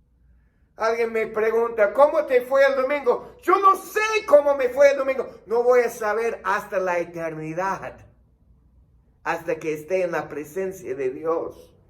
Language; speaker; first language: Spanish; non-native, fluent; English